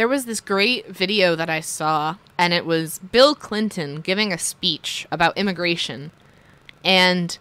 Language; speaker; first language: English; native; English